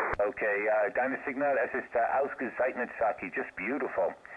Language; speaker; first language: German; non-native, learner; English